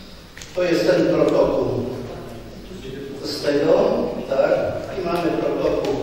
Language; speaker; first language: Polish; native; Polish